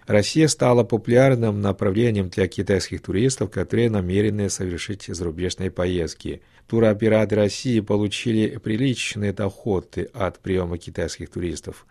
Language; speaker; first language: Russian; non-native, fluent; Chinese